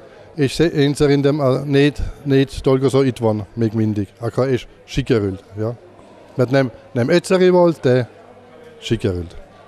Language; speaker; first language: Hungarian; non-native, learner; German